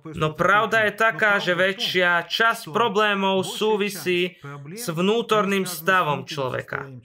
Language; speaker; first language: Slovak; non-native, fluent; Russian